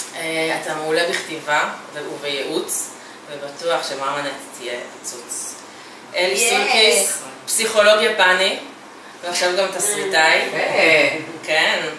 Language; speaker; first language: Hebrew; native; Hebrew